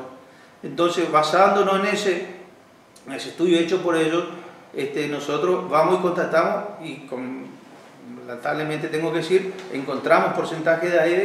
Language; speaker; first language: Spanish; native; Spanish